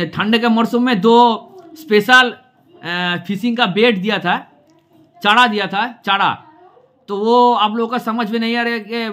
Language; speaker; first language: Hindi; non-native, local second language; Bangla